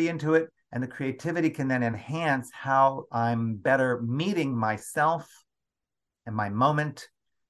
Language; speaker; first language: English; native; English